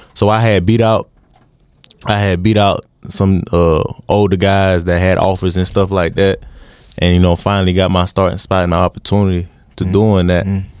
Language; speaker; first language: English; native; English